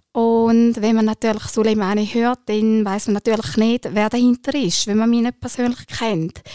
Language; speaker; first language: German; early bilingual, other home language; Albanian